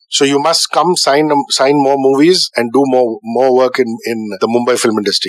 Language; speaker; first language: English; non-native, local second language; Tamil